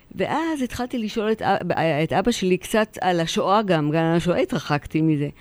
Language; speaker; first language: Hebrew; early bilingual, other home language; Polish